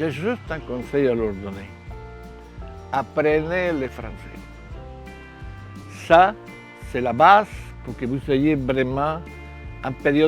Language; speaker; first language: French; non-native, fluent; Spanish